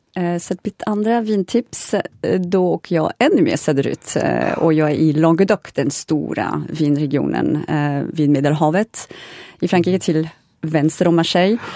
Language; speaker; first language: Swedish; non-native, fluent; French